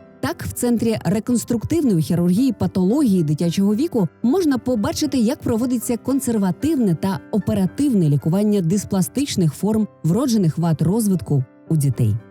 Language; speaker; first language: Ukrainian; native; Ukrainian